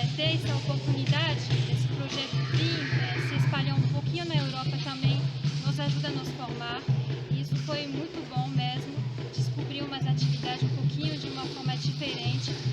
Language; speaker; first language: Portuguese; non-native, fluent; French